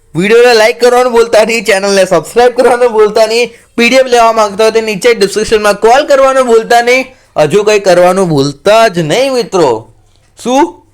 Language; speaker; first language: Gujarati; non-native, local second language; Marathi